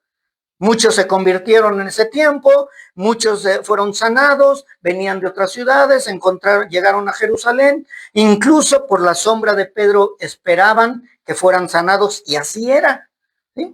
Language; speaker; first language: Spanish; native; Spanish